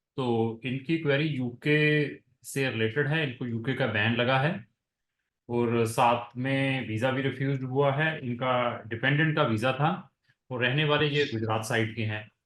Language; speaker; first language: Hindi; non-native, local second language; Punjabi